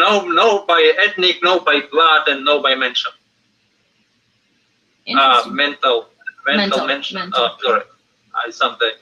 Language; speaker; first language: English; non-native, fluent; Russian